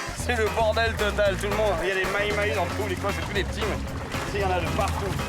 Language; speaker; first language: French; native; French